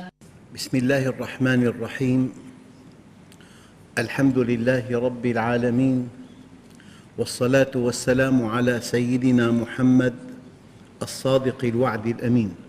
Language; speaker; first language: Arabic; native; Arabic